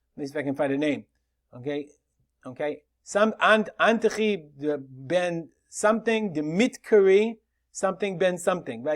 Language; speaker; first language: English; native; English